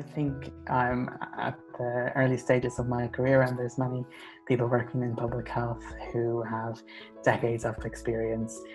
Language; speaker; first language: English; native; English